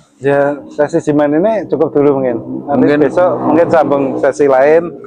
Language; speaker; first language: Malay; non-native, local second language; Javanese